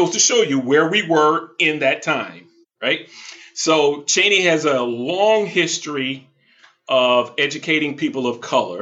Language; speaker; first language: English; native; English